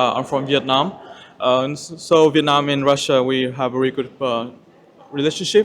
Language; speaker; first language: English; non-native, fluent; Vietnamese